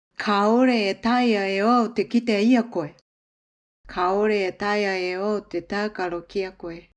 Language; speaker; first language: Māori; non-native, learner; Japanese